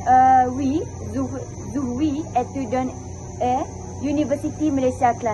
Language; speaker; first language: French; non-native, learner; Malay